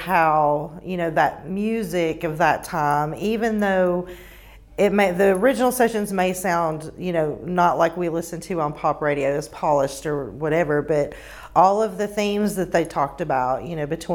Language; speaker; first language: English; native; English